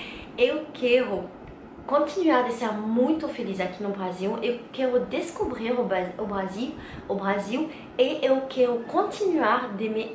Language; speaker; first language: Portuguese; non-native, learner; French